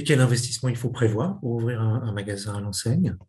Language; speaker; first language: French; native; French